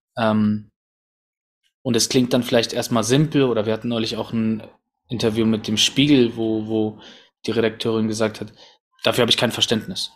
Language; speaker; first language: German; early bilingual, other home language; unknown